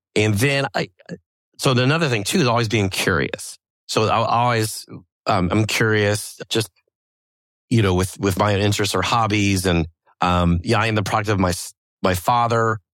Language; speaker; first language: English; native; English